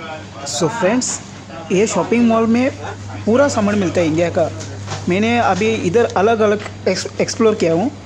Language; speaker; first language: Hindi; non-native, local second language; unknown